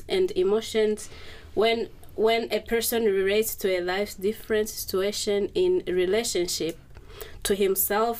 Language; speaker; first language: English; non-native, local second language; Kinyarwanda